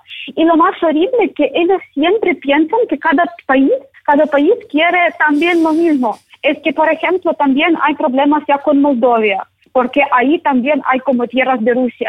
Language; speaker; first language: Spanish; non-native, learner; Ukrainian